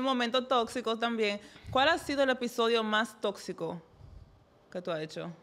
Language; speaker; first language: Spanish; native; Spanish